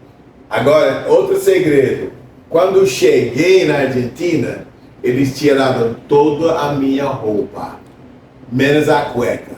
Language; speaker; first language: Portuguese; non-native, fluent; English